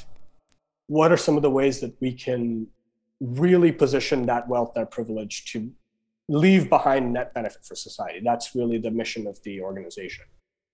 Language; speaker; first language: English; non-native, local second language; Gujarati